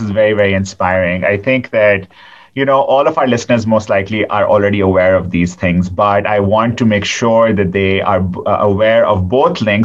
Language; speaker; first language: English; non-native, local second language; Urdu